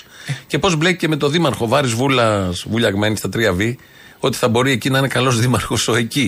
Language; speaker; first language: Greek; native; Greek